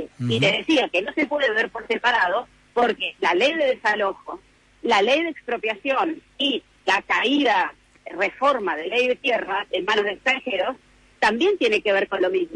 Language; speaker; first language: Spanish; native; Spanish